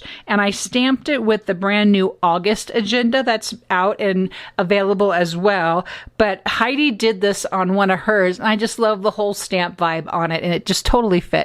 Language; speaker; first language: English; native; English